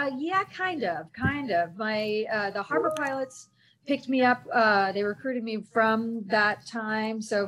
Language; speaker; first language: English; native; English